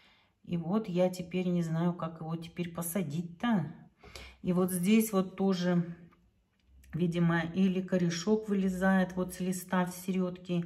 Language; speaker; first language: Russian; native; Russian